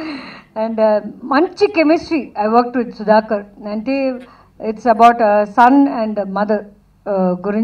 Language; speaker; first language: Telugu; non-native, fluent; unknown